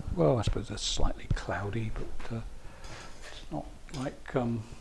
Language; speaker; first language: English; native; English